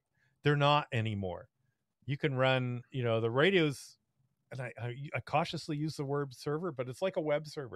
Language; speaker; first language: English; native; English